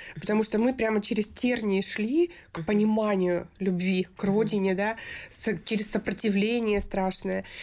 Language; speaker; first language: Russian; native; Russian